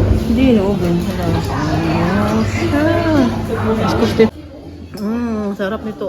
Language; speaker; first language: German; non-native, learner; Cebuano